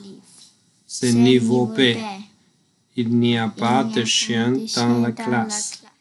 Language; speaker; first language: French; non-native, learner; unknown